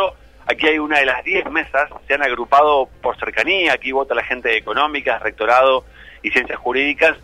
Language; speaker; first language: Spanish; native; Spanish